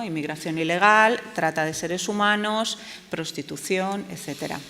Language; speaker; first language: Spanish; native; Spanish